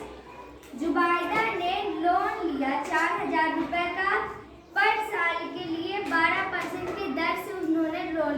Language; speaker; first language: Hindi; native; Hindi